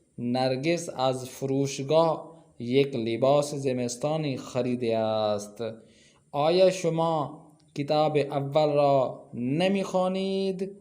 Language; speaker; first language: Persian; non-native, fluent; Urdu